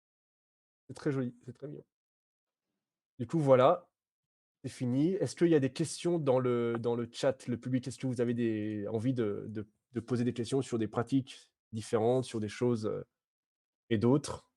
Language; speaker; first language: French; native; French